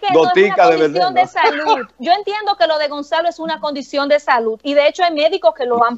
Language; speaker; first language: Spanish; native; Spanish